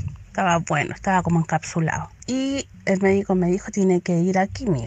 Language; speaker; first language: Spanish; native; Spanish